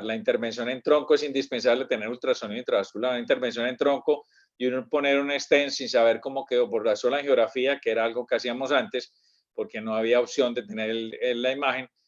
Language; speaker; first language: Spanish; native; Spanish